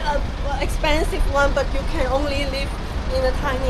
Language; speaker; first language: English; non-native, local second language; Cantonese